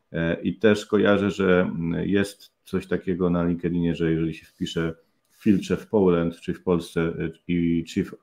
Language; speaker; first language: Polish; native; Polish